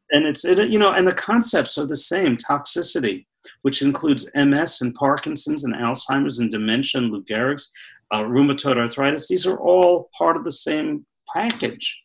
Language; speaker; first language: English; native; English